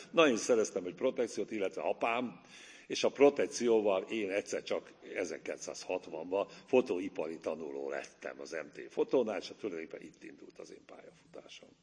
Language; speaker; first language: Hungarian; native; Hungarian